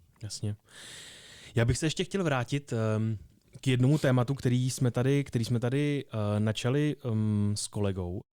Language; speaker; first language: Czech; native; Czech